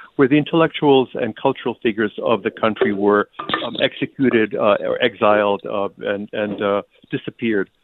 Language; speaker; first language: English; early bilingual, other home language; Ukrainian